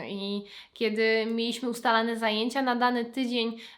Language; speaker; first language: Polish; native; Polish